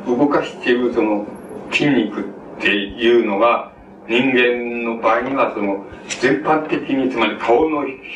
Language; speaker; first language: Japanese; native; Japanese